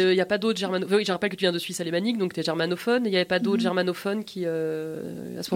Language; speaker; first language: French; native; French